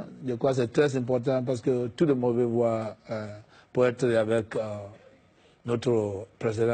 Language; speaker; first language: French; non-native, fluent; English